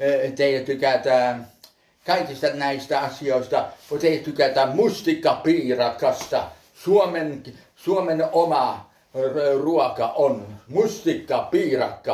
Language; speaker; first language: Finnish; early bilingual, heritage; Finnish